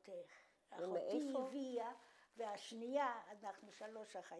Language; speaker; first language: Hebrew; non-native, fluent; Polish